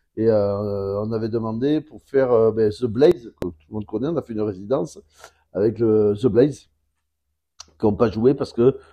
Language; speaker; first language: French; native; French